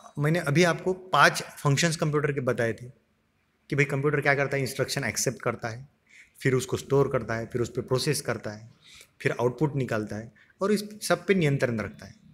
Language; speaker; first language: Hindi; non-native, local second language; Marathi